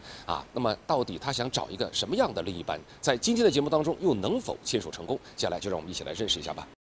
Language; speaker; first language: Chinese; native; Chinese